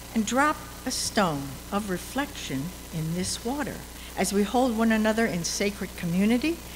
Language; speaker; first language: English; native; English